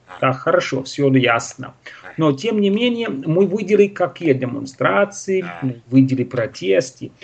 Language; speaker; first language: Russian; non-native, fluent; English